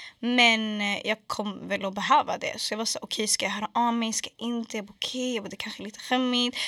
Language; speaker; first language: Swedish; early bilingual, other home language; Arabic